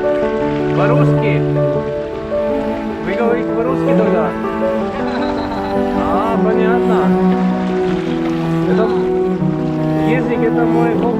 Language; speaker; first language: Russian; non-native, learner; Norwegian